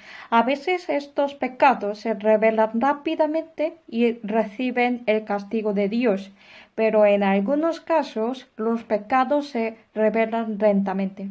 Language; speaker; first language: Spanish; non-native, fluent; Korean